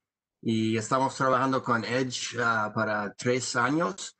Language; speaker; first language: Spanish; non-native, learner; English